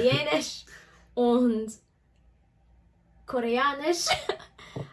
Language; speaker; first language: German; non-native, learner; English